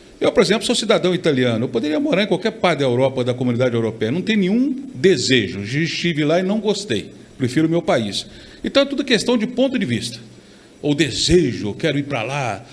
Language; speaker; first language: Portuguese; native; Portuguese